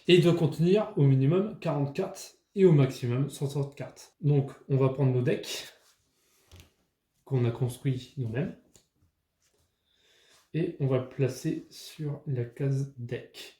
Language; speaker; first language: French; native; French